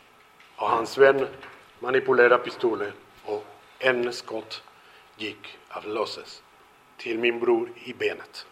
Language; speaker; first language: Swedish; non-native, fluent; Spanish